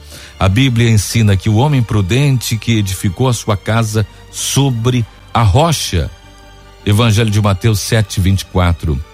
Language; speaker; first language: Portuguese; native; Portuguese